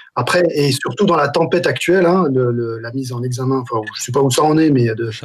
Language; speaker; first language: French; non-native, local second language; Arabic